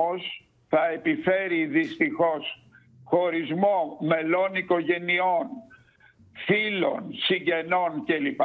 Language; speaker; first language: Greek; native; Greek